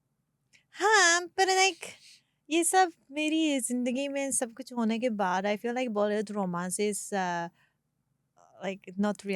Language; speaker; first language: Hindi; non-native, fluent; Japanese